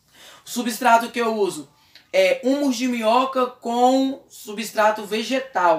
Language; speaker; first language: Portuguese; native; Portuguese